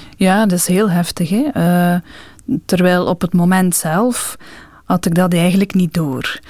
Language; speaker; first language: Dutch; native; Dutch